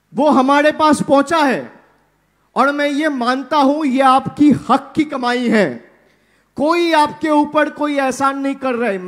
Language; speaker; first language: Hindi; non-native, local second language; Bangla